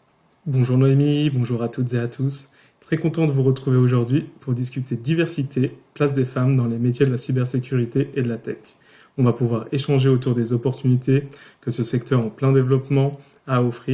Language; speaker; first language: French; native; French